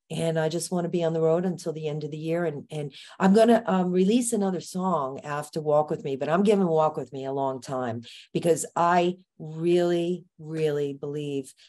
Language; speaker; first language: English; native; English